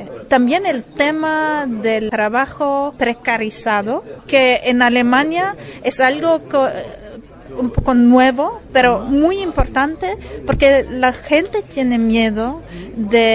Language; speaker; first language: Spanish; non-native, fluent; German